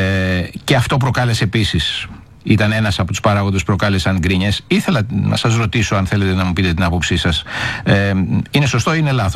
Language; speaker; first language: Greek; native; Greek